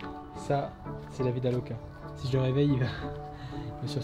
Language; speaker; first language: French; native; French